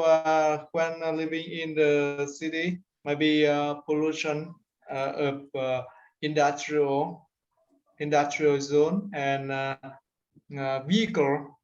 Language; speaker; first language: English; non-native, learner; Vietnamese